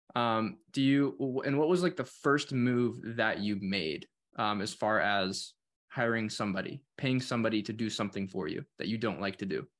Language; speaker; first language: English; native; English